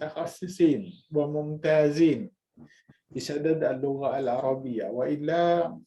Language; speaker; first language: Arabic; non-native, fluent; Indonesian